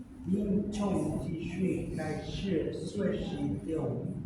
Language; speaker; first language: Chinese; non-native, learner; Indonesian